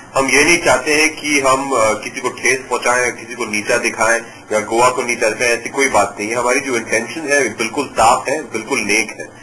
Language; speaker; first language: Hindi; native; Hindi